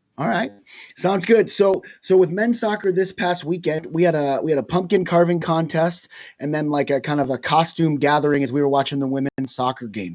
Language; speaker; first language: English; native; English